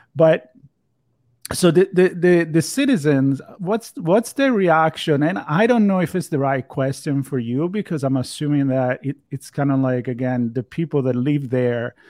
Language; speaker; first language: English; non-native, fluent; Italian